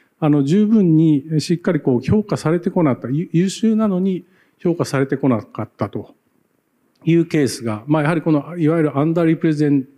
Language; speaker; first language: Japanese; native; Japanese